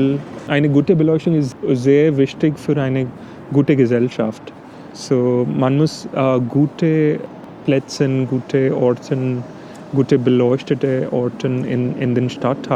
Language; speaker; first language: German; non-native, fluent; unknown